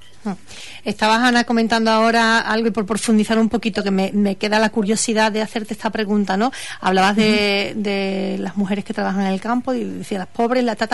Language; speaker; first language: Spanish; native; Spanish